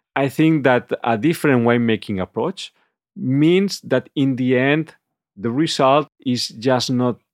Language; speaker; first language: English; non-native, fluent; Catalan